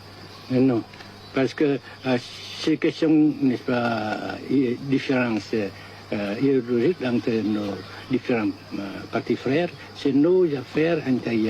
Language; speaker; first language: French; non-native, fluent; Vietnamese